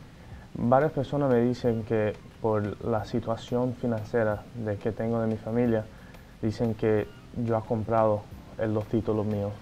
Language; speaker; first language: Spanish; non-native, fluent; Portuguese